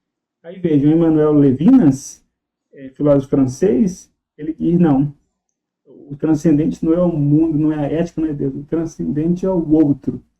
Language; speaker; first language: Portuguese; native; Portuguese